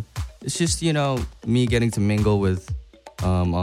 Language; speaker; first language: English; non-native, local second language; Cantonese